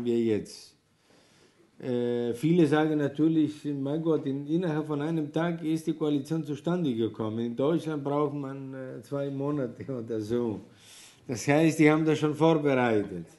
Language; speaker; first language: German; non-native, fluent; Greek